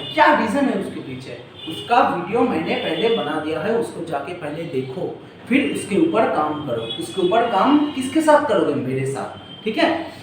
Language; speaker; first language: Hindi; non-native, local second language; Bangla